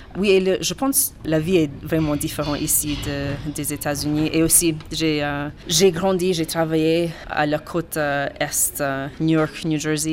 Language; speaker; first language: French; non-native, learner; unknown